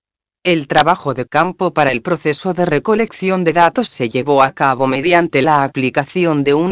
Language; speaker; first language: Spanish; native; Spanish